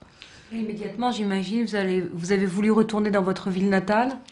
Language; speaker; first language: French; native; French